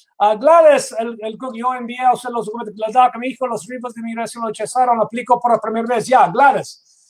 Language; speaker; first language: Spanish; non-native, fluent; English